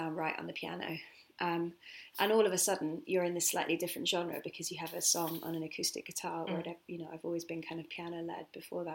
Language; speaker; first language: English; native; English